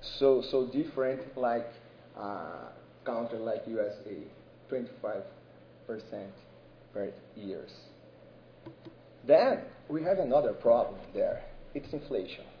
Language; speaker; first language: English; non-native, learner; Portuguese